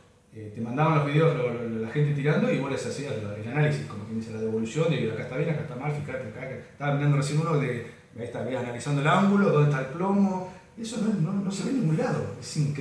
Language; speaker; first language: Spanish; native; Spanish